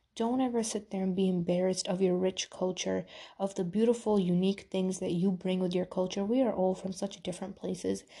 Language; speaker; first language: English; early bilingual, other home language; Urdu